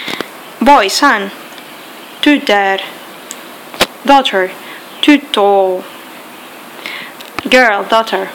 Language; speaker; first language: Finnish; non-native, learner; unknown